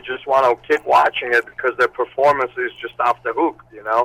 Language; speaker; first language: English; non-native, fluent; Armenian